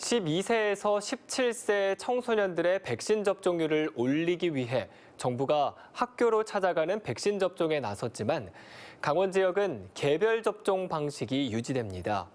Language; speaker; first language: Korean; native; Korean